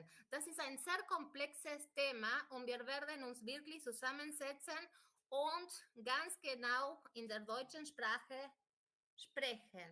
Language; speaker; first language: German; non-native, fluent; Spanish